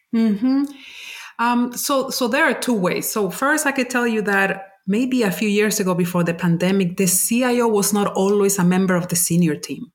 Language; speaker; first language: English; non-native, fluent; Spanish